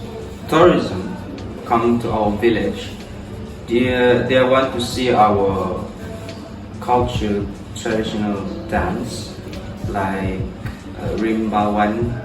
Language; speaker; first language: English; non-native, local second language; Malay